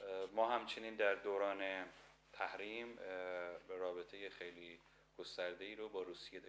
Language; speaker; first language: Persian; native; Persian